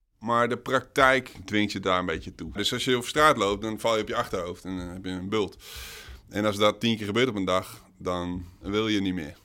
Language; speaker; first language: Dutch; native; Dutch